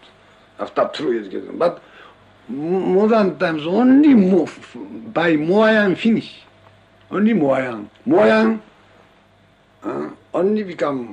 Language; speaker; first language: English; non-native, learner; Japanese